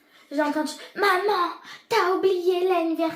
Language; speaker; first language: French; native; French